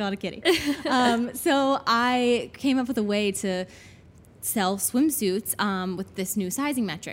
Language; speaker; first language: English; native; English